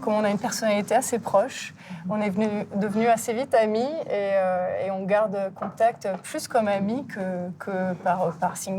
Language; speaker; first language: French; native; French